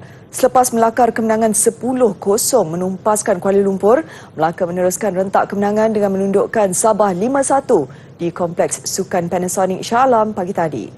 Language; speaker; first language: Malay; native; Malay